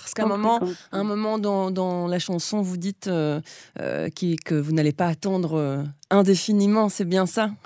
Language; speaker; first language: French; native; French